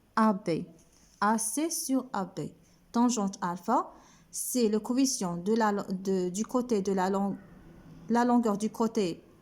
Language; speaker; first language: French; non-native, local second language; Arabic